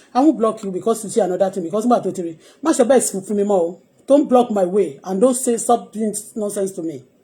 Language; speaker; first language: English; non-native, local second language; Yoruba